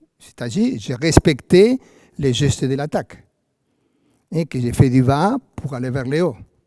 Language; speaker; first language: French; non-native, fluent; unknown